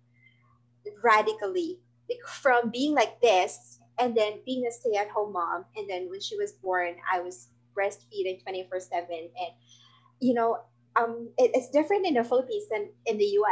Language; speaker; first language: English; non-native, local second language; Filipino